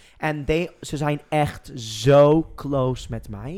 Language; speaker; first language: Dutch; non-native, fluent; English